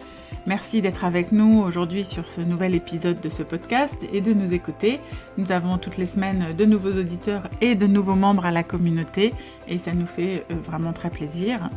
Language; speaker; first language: French; native; French